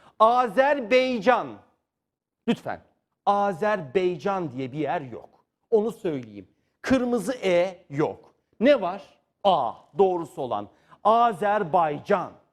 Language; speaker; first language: Turkish; native; Turkish